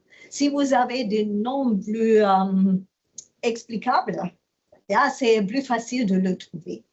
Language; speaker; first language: French; non-native, learner; German